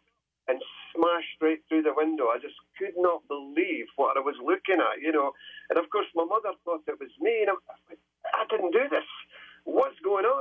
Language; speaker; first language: English; native; English